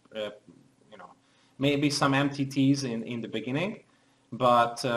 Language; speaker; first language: English; non-native, fluent; Hungarian